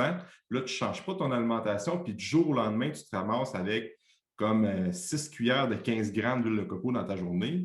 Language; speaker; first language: French; native; French